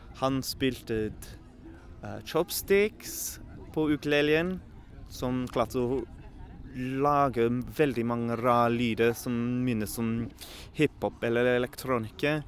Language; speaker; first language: Norwegian; non-native, learner; English